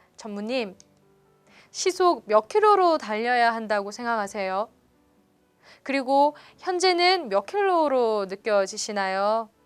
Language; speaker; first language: Korean; native; Korean